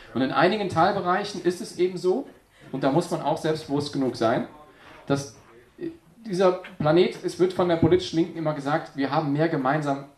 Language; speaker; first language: German; native; German